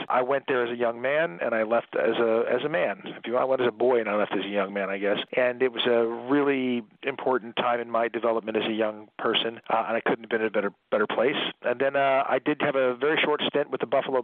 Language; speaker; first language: English; native; English